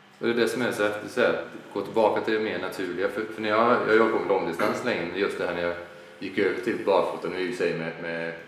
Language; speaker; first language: Swedish; non-native, fluent; English